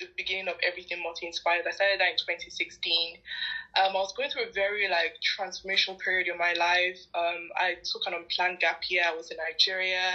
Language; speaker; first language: English; non-native, local second language; Yoruba